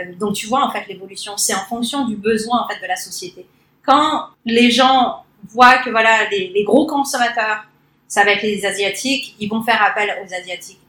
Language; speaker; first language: French; early bilingual, other home language; Cantonese